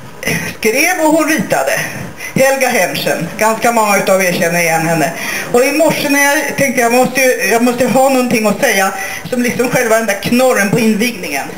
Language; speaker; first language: Swedish; native; Swedish